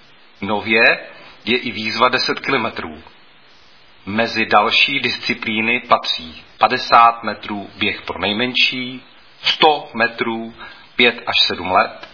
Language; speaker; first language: Czech; native; Czech